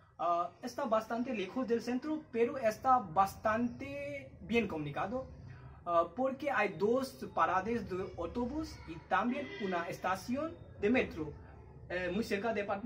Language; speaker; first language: Spanish; non-native, learner; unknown